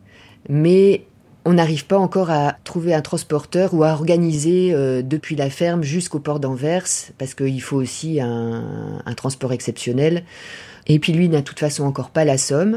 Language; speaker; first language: French; native; French